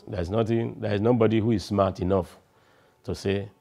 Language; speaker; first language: English; non-native, local second language; Yoruba